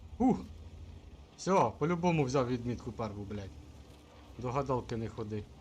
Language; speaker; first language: Ukrainian; native; Ukrainian